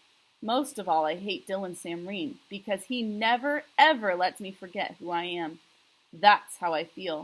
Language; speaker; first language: English; native; English